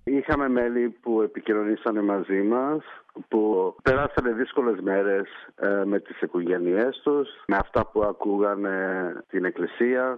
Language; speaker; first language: Greek; early bilingual, heritage; Greek